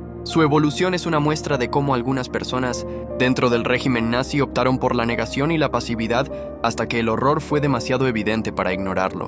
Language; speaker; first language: Spanish; native; Spanish